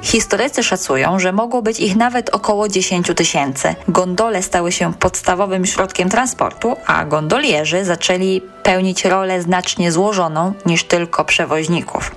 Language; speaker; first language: Polish; native; Polish